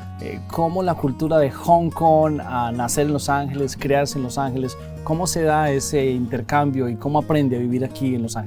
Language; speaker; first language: Spanish; native; Spanish